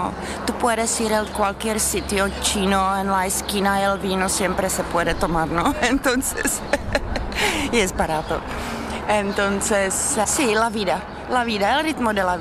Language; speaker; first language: Spanish; non-native, learner; Czech